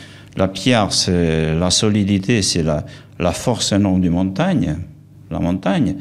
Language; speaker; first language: French; non-native, fluent; Romanian